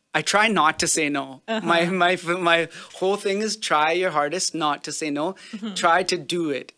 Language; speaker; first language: English; early bilingual, other home language; Punjabi